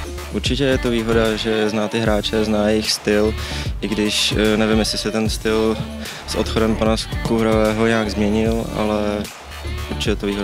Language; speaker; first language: Czech; native; Czech